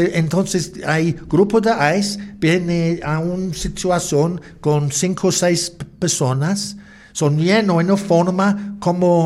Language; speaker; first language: Spanish; non-native, learner; English